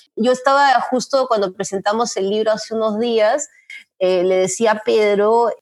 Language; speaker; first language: Spanish; native; Spanish